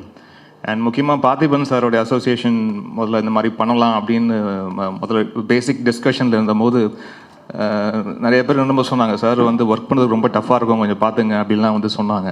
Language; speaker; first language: Tamil; native; Tamil